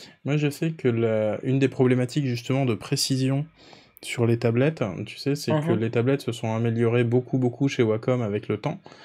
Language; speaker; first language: French; native; French